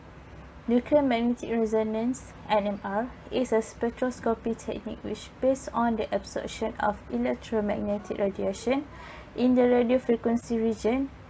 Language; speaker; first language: English; non-native, fluent; Malay